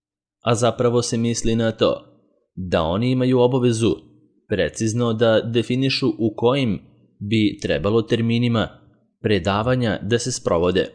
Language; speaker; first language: Serbian; native; Serbian